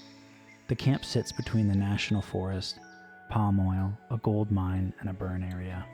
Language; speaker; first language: English; non-native, fluent; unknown